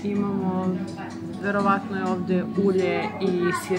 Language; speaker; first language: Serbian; non-native, learner; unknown